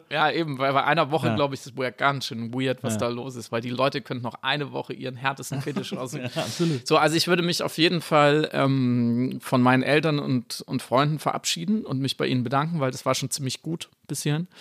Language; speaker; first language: German; native; German